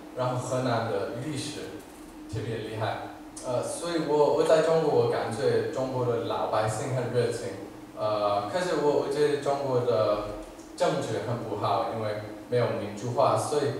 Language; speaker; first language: Chinese; non-native, fluent; English